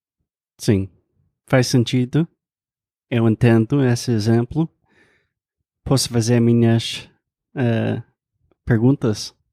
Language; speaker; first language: Portuguese; non-native, fluent; English